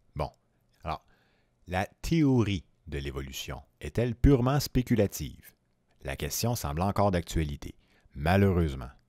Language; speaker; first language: French; native; French